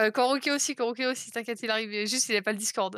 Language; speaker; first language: French; native; French